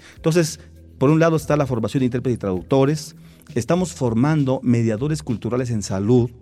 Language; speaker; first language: Spanish; non-native, local second language; Tzeltal